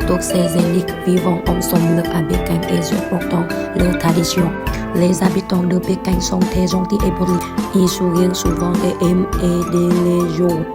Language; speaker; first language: French; non-native, learner; Vietnamese